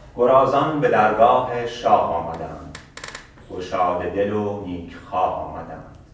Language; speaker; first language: Persian; native; Persian